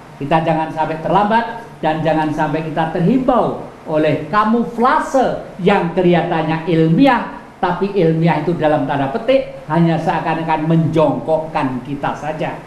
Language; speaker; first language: Indonesian; non-native, local second language; Javanese